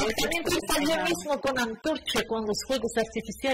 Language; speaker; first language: Spanish; non-native, fluent; Russian